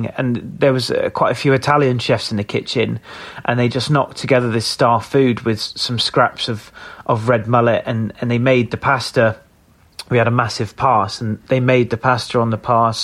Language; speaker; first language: English; native; English